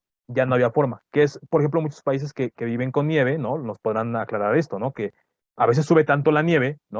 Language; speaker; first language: Spanish; native; Spanish